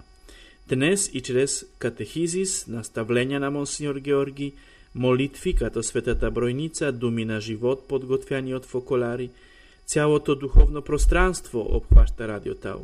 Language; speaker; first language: Bulgarian; non-native, fluent; Polish